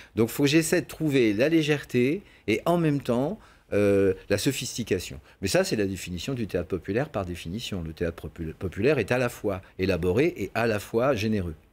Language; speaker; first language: French; native; French